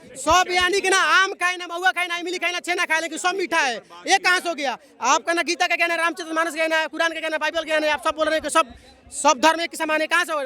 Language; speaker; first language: Hindi; native; Hindi